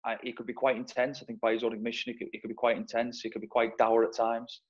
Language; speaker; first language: English; native; English